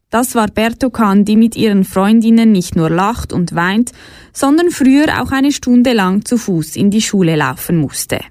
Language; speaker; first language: German; native; German